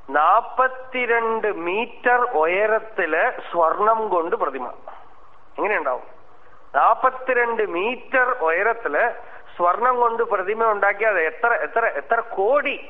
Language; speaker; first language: Malayalam; non-native, local second language; Tamil